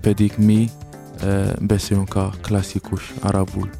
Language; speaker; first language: Hungarian; non-native, learner; Arabic